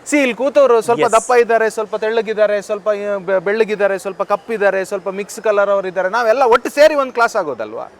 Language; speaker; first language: Kannada; native; Kannada